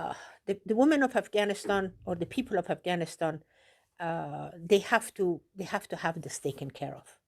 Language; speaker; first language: English; non-native, fluent; Persian